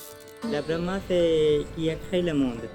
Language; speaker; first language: French; non-native, learner; Hindi